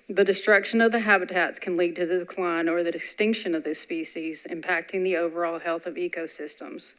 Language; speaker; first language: English; native; English